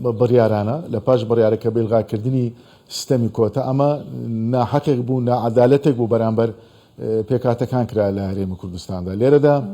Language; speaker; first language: Central Kurdish; non-native, local second language; Azerbaijani